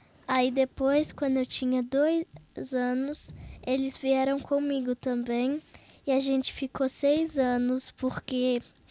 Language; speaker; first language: Portuguese; early bilingual, heritage; Portuguese